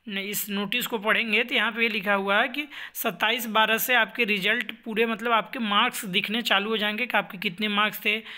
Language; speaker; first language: Hindi; native; Hindi